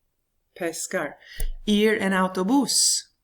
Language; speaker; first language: Spanish; non-native, fluent; English